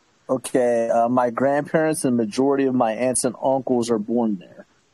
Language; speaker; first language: English; native; English